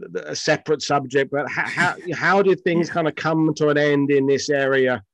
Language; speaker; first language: English; native; English